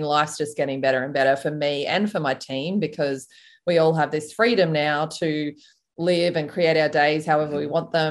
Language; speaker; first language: English; native; English